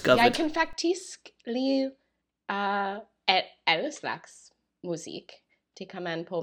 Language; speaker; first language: Danish; non-native, learner; English